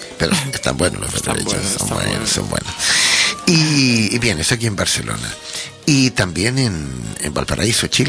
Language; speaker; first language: Spanish; native; Spanish